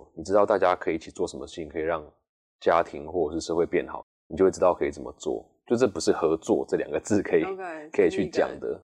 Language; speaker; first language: Chinese; native; Chinese